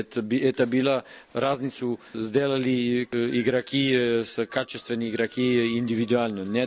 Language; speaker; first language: Russian; non-native, learner; Serbian